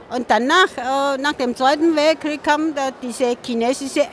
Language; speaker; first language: German; non-native, fluent; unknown